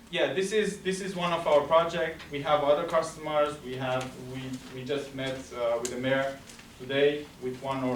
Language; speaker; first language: English; non-native, fluent; Romanian